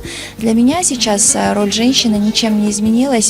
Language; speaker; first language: Russian; native; Russian